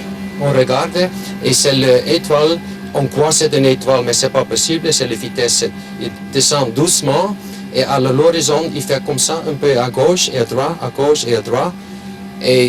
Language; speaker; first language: French; non-native, local second language; German